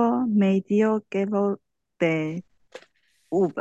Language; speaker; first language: Spanish; non-native, learner; Chinese